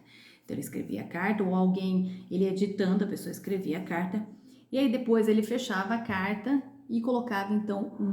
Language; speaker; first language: Portuguese; native; Portuguese